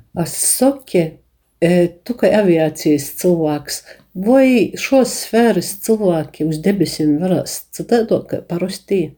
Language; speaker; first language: Latvian; native; Latvian